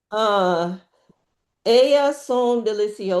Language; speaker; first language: Spanish; non-native, learner; English